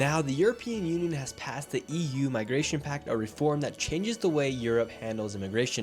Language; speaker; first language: English; native; English